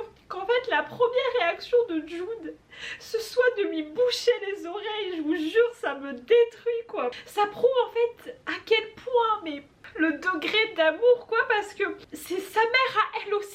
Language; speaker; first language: French; native; French